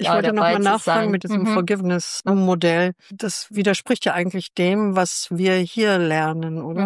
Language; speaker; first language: German; native; German